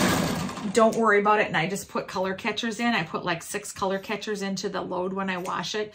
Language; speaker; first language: English; native; English